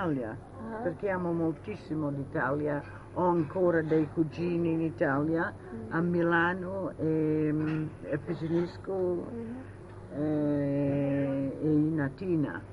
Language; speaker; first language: Italian; early bilingual, heritage; Italian